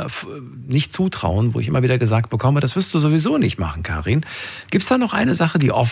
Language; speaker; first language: German; native; German